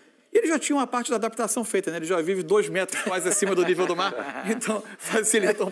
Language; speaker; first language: Portuguese; native; Portuguese